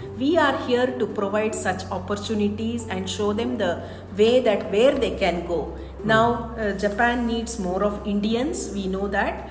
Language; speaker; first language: English; non-native, local second language; Kannada